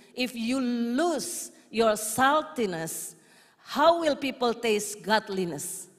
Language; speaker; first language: English; non-native, fluent; Indonesian